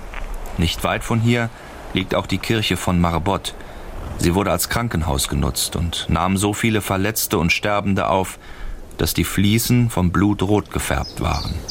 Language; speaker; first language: German; native; German